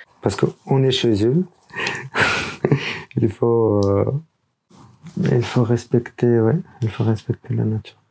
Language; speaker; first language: French; non-native, learner; Urdu